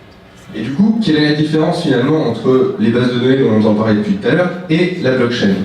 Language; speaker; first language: French; native; French